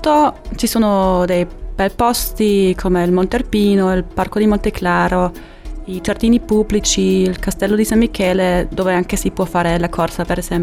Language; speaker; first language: Italian; non-native, fluent; German